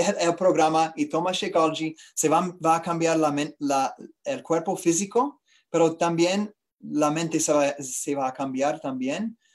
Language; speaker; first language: Spanish; non-native, learner; English